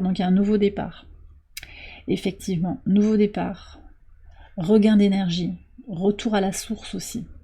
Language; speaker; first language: French; native; French